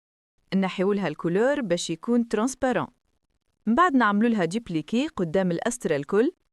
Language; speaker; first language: Arabic; native; Arabic